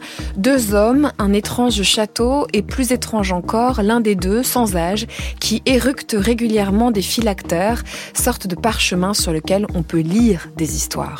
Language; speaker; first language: French; native; French